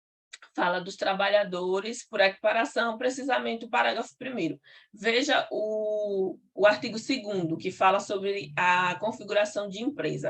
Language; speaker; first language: Portuguese; native; Portuguese